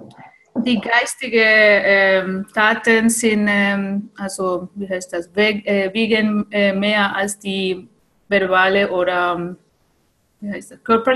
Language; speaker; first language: German; non-native, fluent; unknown